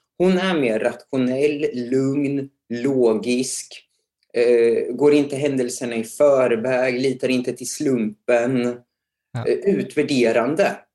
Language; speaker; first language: Swedish; native; Swedish